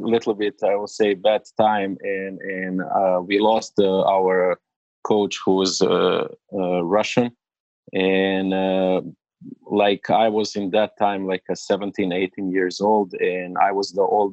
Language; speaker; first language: English; non-native, learner; Serbian